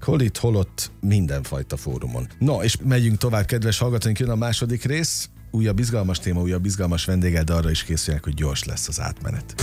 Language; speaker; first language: Hungarian; native; Hungarian